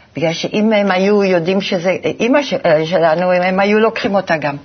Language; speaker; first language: Hebrew; non-native, fluent; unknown